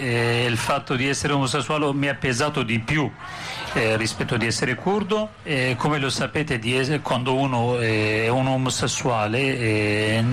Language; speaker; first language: Italian; non-native, fluent; Turkish